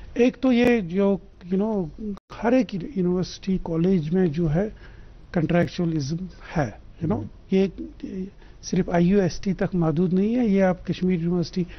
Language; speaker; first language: Hindi; non-native, local second language; Kashmiri